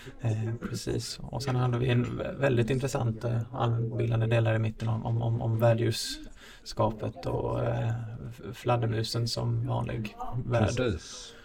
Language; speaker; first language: Swedish; native; Swedish